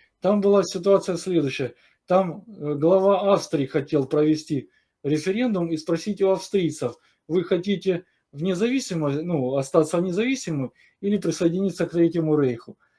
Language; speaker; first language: Russian; native; Russian